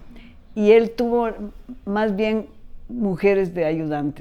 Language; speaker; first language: Spanish; native; Spanish